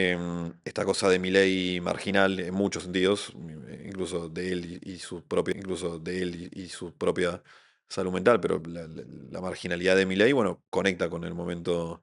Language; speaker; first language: Spanish; native; Spanish